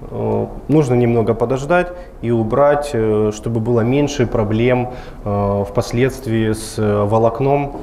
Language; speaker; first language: Russian; native; Russian